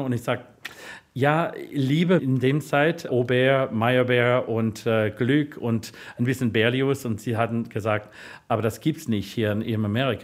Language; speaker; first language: German; non-native, fluent; English